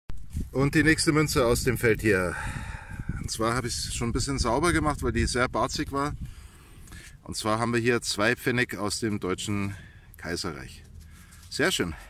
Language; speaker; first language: German; native; German